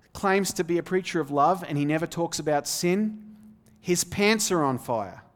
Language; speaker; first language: English; native; English